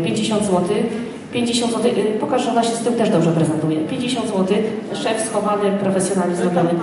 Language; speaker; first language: Polish; native; Polish